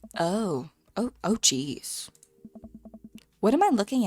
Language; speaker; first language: English; native; English